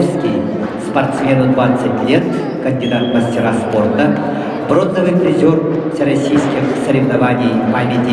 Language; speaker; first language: Russian; native; Russian